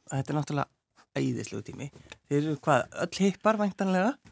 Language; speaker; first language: Icelandic; native; Icelandic